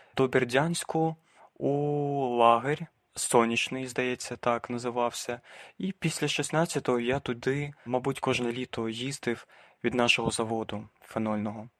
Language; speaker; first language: Ukrainian; native; Ukrainian